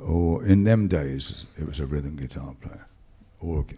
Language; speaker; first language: English; native; English